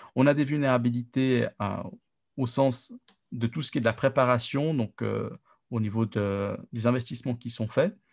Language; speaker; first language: French; native; French